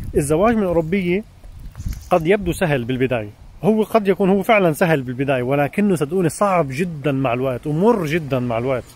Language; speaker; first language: Arabic; native; Arabic